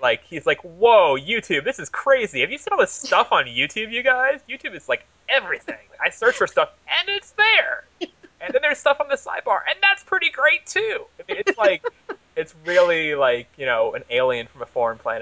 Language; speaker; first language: English; native; English